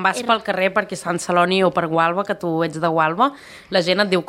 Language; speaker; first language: Catalan; native; Catalan